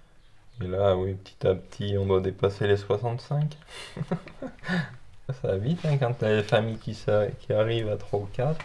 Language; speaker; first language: French; native; French